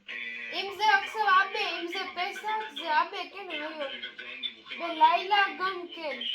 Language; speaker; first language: Hebrew; non-native, learner; Gujarati